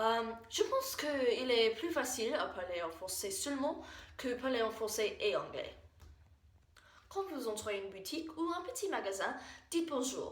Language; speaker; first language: French; non-native, learner; English